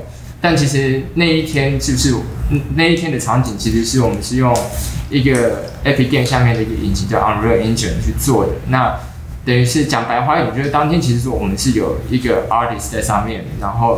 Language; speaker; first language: Chinese; native; Chinese